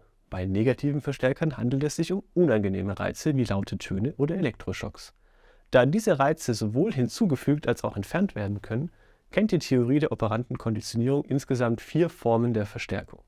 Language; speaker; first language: German; native; German